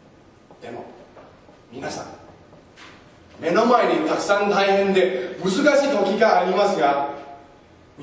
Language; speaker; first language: Japanese; non-native, learner; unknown